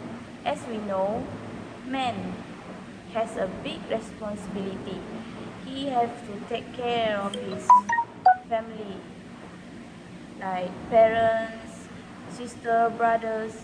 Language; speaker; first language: English; non-native, learner; Malay